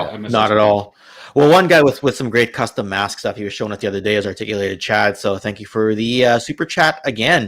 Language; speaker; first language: English; native; English